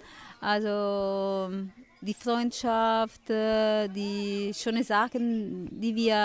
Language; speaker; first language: German; non-native, learner; Italian